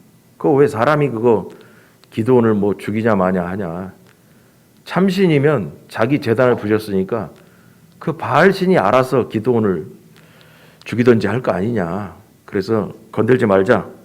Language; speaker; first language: Korean; native; Korean